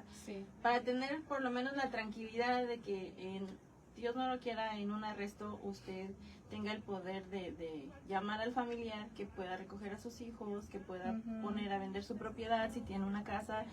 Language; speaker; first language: Spanish; native; Spanish